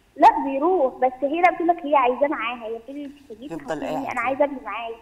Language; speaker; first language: Arabic; native; Arabic